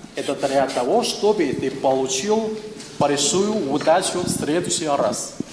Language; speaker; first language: Russian; non-native, fluent; Chinese